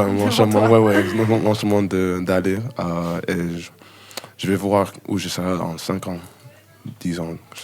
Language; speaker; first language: French; non-native, learner; English